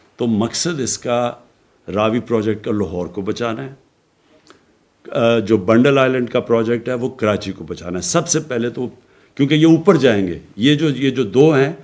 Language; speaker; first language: Urdu; native; Urdu